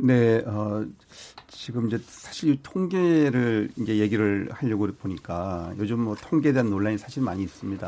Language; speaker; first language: Korean; native; Korean